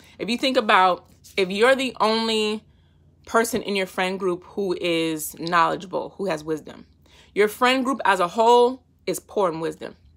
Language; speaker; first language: English; native; English